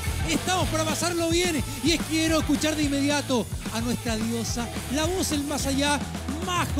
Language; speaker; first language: Spanish; native; Spanish